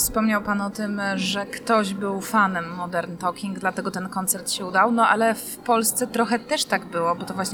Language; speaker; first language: Polish; native; Polish